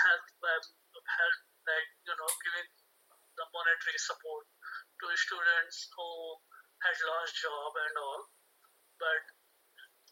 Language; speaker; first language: English; non-native, local second language; Hindi